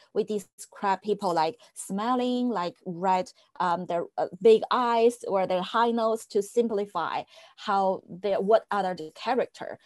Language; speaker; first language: English; non-native, fluent; Chinese